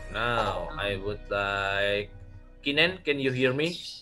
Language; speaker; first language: English; non-native, learner; Indonesian